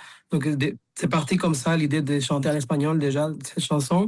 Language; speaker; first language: French; native; French